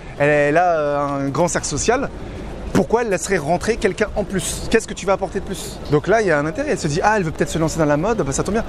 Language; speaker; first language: French; native; French